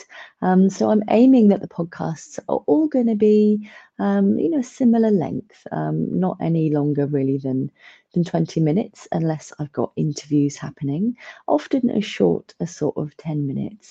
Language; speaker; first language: English; native; English